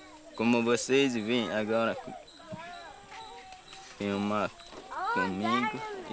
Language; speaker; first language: Portuguese; non-native, local second language; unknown